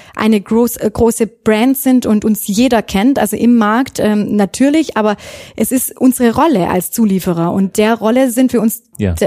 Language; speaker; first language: German; native; German